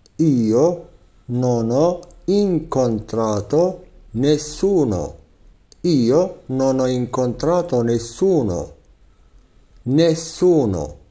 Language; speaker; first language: Italian; non-native, fluent; Arabic